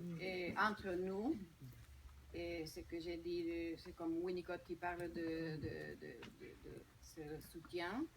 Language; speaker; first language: French; non-native, fluent; Spanish